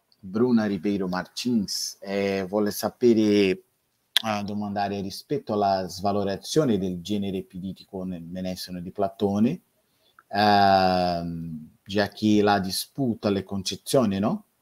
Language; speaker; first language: Italian; non-native, fluent; Portuguese